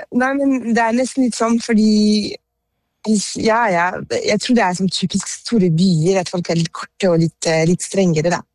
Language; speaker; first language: Norwegian; non-native, fluent; French